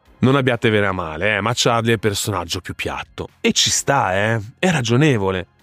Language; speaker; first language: Italian; native; Italian